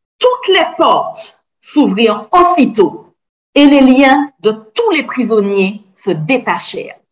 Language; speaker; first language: French; native; French